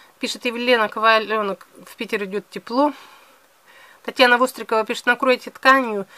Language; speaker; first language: Russian; native; Russian